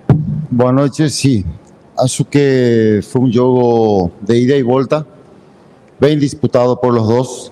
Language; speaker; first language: Portuguese; non-native, fluent; Spanish